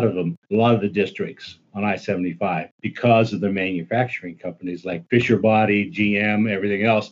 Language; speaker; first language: English; native; English